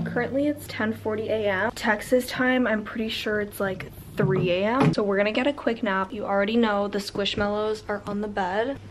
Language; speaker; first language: English; native; English